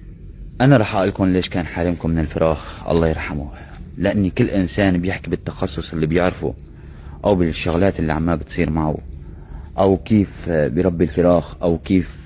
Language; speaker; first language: Arabic; native; Arabic